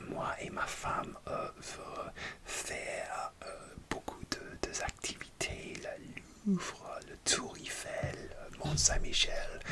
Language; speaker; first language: French; non-native, learner; English